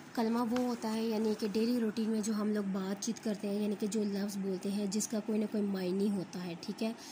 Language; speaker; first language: Urdu; native; Urdu